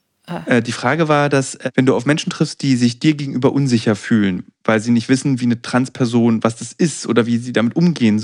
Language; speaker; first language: German; native; German